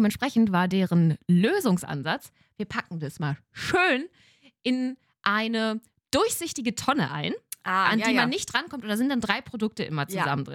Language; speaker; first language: German; native; German